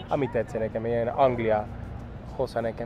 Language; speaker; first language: Hungarian; non-native, learner; English